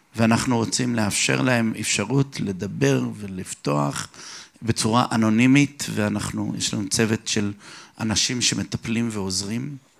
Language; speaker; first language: Hebrew; early bilingual, other home language; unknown